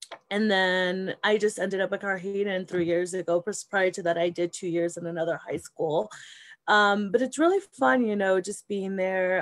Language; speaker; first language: English; early bilingual, other home language; Spanish